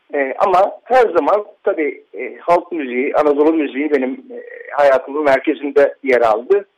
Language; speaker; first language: Turkish; native; Turkish